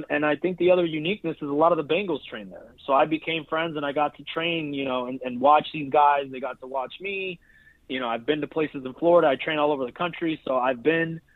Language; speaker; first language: English; native; English